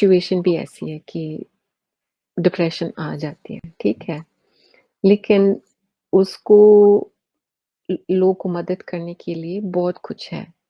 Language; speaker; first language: Hindi; early bilingual, heritage; English